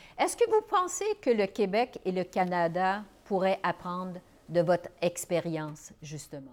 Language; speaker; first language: French; native; French